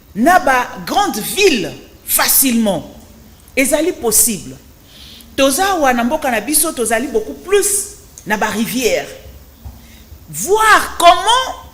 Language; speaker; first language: Lingala; native; Lingala